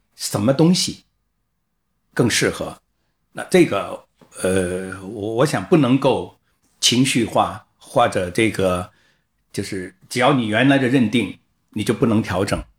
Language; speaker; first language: Chinese; native; Chinese